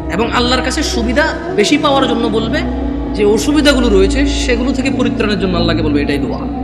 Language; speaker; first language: Bangla; early bilingual, heritage; Bangla